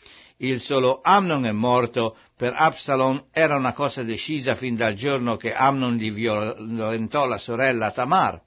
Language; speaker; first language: Italian; native; Italian